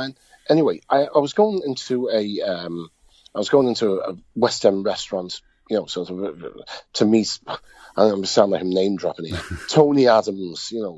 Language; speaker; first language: English; native; English